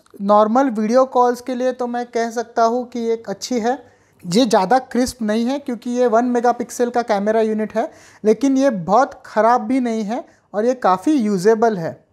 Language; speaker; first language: Hindi; non-native, local second language; Marathi